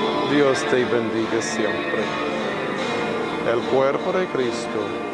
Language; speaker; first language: Spanish; non-native, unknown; English